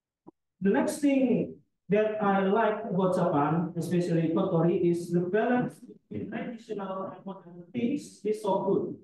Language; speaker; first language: English; non-native, fluent; Indonesian